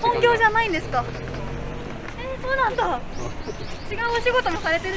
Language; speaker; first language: Japanese; native; Japanese